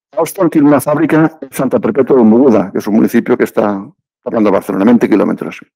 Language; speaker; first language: Spanish; native; Spanish